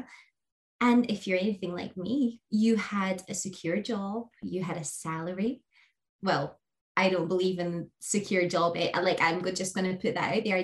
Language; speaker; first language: English; native; English